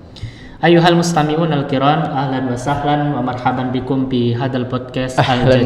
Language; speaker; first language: Arabic; non-native, learner; Indonesian